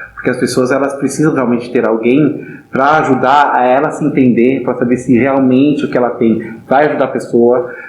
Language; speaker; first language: Portuguese; non-native, fluent; German